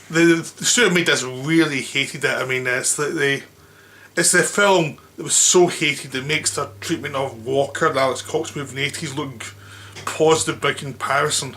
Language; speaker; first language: English; native; English